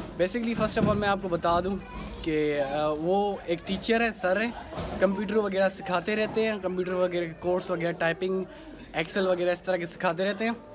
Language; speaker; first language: Urdu; non-native, local second language; Sindhi